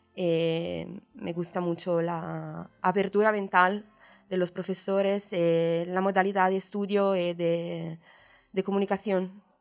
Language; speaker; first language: Spanish; non-native, learner; Italian